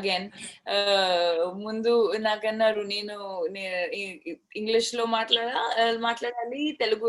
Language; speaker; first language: Telugu; non-native, learner; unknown